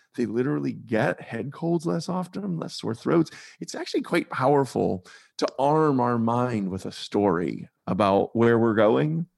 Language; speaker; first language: English; native; English